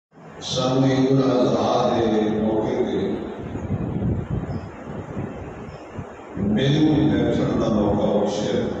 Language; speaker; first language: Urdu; non-native, local second language; Punjabi